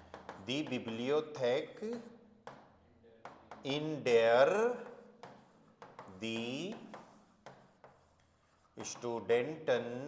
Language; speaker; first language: German; non-native, fluent; Hindi